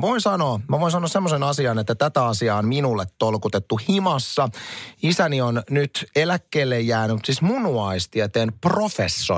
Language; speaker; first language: Finnish; native; Finnish